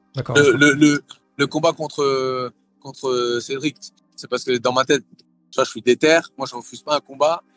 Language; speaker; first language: French; early bilingual, other home language; Thai